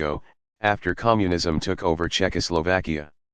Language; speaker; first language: English; native; English